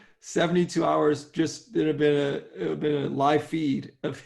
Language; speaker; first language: English; native; English